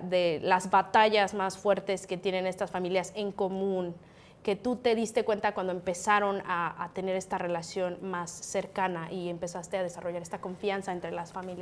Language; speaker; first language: Spanish; native; Spanish